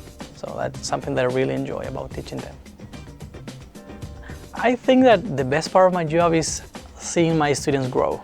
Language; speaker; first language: English; non-native, fluent; Spanish